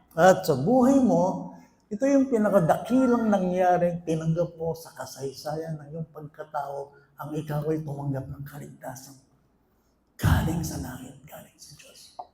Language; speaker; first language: Filipino; non-native, local second language; Pampanga